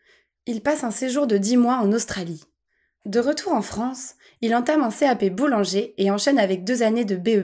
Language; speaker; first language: French; native; French